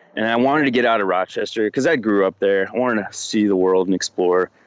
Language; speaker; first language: English; native; English